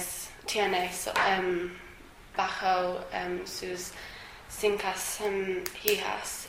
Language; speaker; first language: Spanish; non-native, learner; English